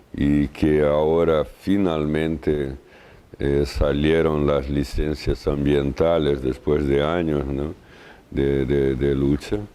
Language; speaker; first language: Spanish; non-native, fluent; Portuguese